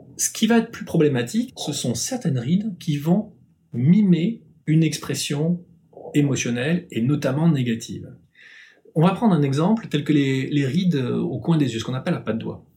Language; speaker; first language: French; native; French